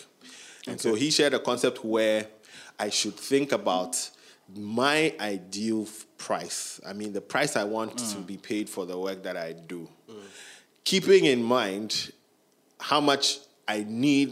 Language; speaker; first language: English; non-native, local second language; Akan